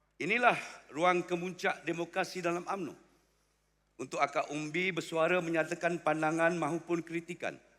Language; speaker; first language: Malay; native; Malay